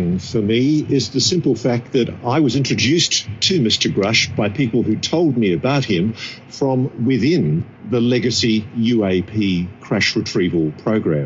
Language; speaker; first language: English; native; English